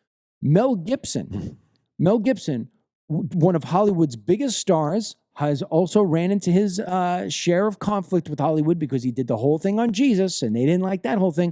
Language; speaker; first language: English; native; English